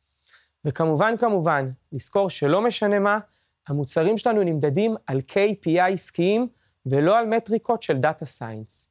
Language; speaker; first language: Hebrew; native; Hebrew